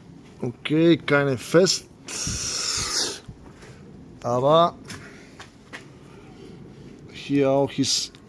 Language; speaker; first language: German; non-native, learner; Bulgarian